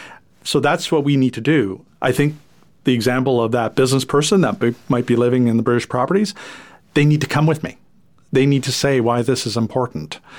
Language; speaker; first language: English; non-native, fluent; French